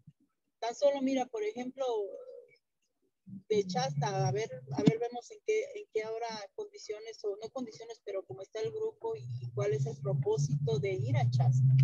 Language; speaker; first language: Spanish; native; Spanish